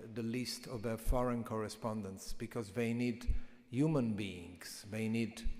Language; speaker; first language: English; non-native, fluent; Italian